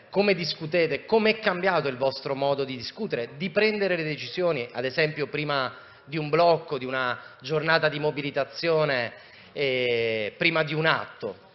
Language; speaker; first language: Italian; native; Italian